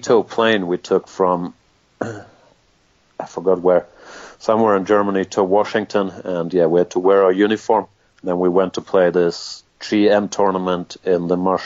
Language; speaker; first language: English; non-native, fluent; German